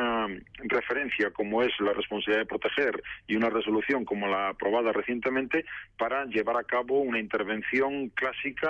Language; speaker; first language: Spanish; native; Spanish